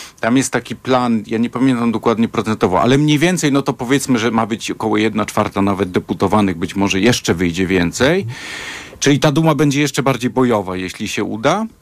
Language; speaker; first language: Polish; native; Polish